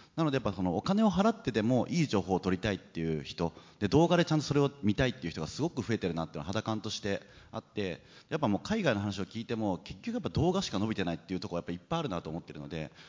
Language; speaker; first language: Japanese; native; Japanese